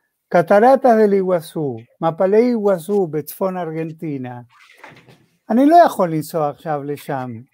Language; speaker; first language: Hebrew; non-native, fluent; Spanish